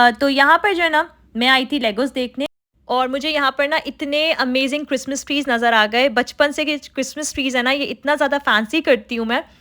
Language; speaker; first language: Hindi; native; Hindi